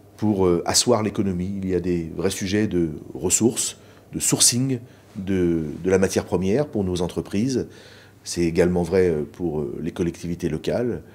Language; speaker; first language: French; native; French